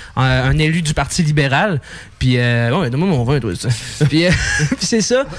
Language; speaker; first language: French; native; French